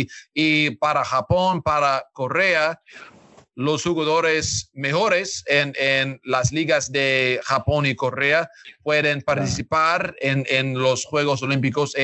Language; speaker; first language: Spanish; non-native, learner; English